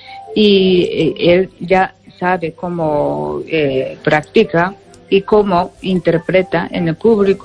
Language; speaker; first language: Spanish; non-native, fluent; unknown